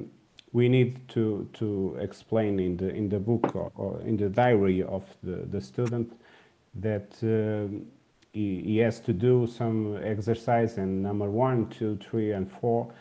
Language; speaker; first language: English; non-native, learner; Portuguese